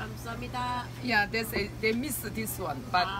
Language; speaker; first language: English; non-native, learner; Korean